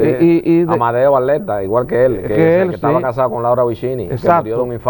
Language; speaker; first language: Spanish; native; Spanish